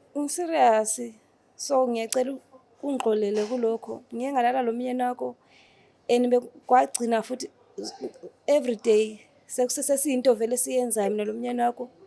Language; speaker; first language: Zulu; non-native, fluent; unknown